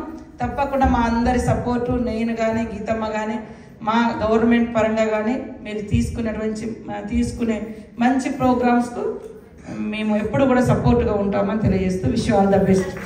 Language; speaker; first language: Telugu; native; Telugu